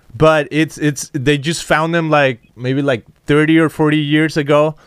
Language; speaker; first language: English; non-native, fluent; Spanish